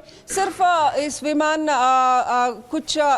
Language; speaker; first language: Hindi; non-native, local second language; Kannada